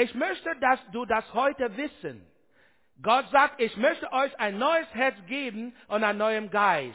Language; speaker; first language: German; non-native, learner; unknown